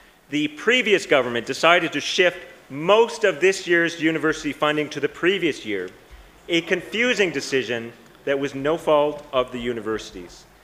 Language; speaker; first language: English; native; English